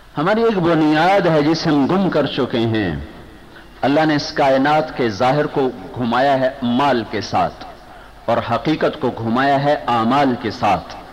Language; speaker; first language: Urdu; non-native, local second language; Punjabi